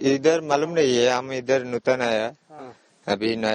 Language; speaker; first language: Hindi; non-native, learner; Bangla